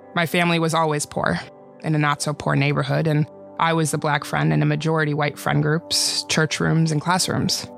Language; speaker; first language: English; early bilingual, other home language; Swedish